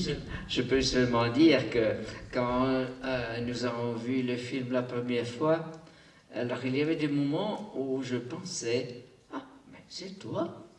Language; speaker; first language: French; non-native, local second language; German